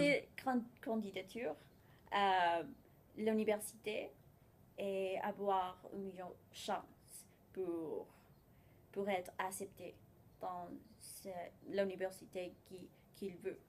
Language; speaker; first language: French; non-native, learner; Spanish